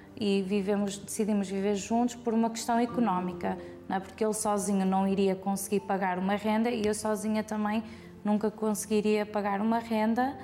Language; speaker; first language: Portuguese; early bilingual, heritage; Portuguese